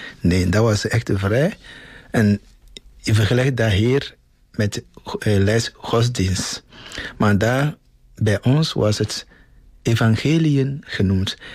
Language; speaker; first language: Dutch; non-native, fluent; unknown